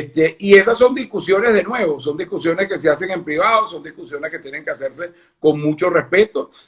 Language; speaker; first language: Spanish; native; Spanish